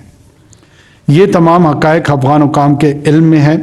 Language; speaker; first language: Urdu; non-native, local second language; Pashto